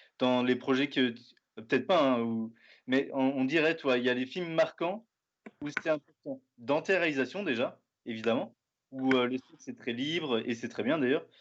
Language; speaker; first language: French; native; French